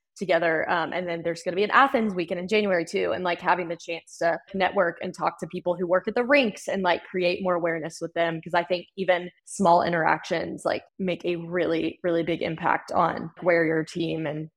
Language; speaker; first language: English; native; English